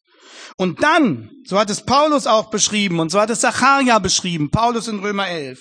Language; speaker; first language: German; native; German